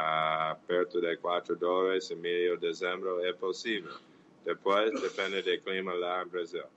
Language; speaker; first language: Portuguese; non-native, fluent; English